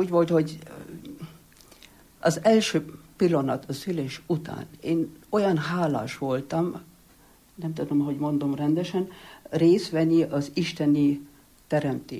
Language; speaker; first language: Hungarian; non-native, fluent; German